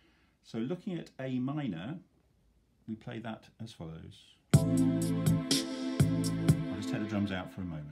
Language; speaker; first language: English; native; English